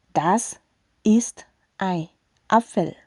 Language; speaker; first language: German; non-native, fluent; Thai